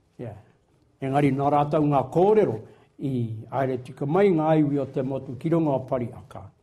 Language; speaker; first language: Māori; native; Māori